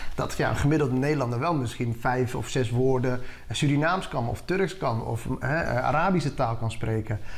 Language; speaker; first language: Dutch; early bilingual, other home language; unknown